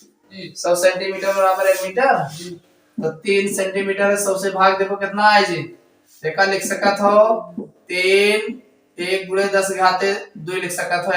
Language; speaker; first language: Hindi; native; Hindi